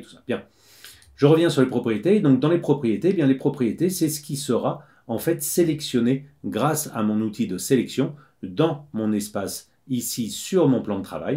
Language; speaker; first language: French; native; French